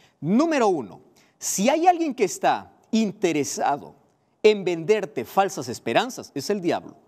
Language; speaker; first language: Spanish; native; Spanish